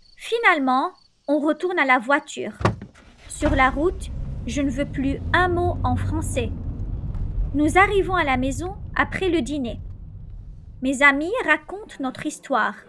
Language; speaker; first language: French; non-native, local second language; Arabic